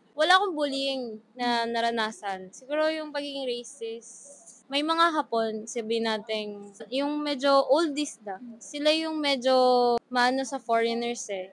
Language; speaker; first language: Filipino; non-native, local second language; Bikol